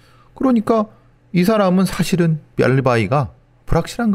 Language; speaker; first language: Korean; native; Korean